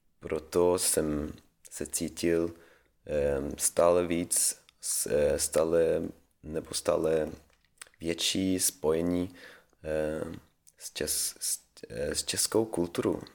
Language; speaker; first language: Czech; non-native, learner; Swedish